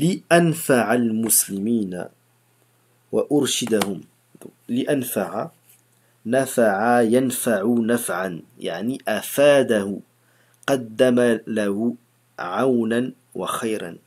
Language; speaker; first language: Arabic; non-native, fluent; French